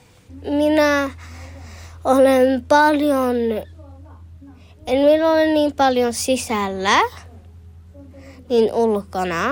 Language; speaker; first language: Finnish; early bilingual, heritage; Finnish